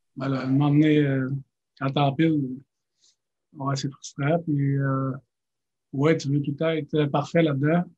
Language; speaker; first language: French; native; French